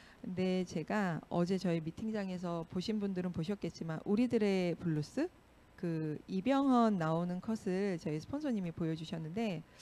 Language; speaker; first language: Korean; native; Korean